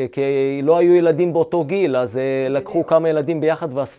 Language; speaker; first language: Hebrew; native; Hebrew